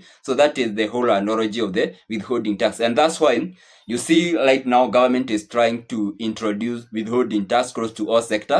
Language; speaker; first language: English; non-native, local second language; Swahili